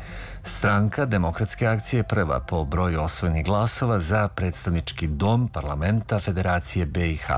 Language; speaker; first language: Serbian; native; Serbian